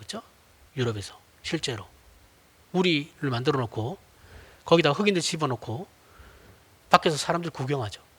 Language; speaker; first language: Korean; native; Korean